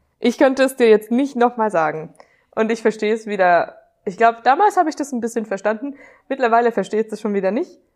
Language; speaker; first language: German; non-native, fluent; Hungarian